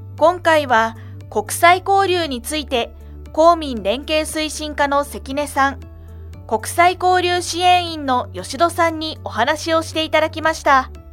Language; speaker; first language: Japanese; native; Japanese